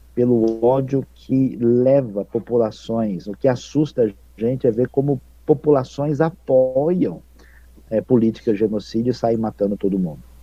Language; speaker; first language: Portuguese; non-native, fluent; Ukrainian